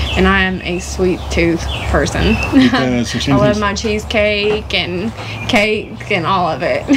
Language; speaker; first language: English; native; English